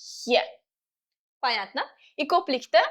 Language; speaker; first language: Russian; non-native, local second language; Uzbek